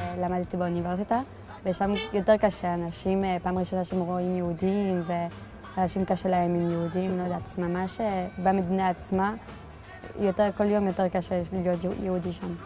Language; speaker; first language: Hebrew; non-native, learner; French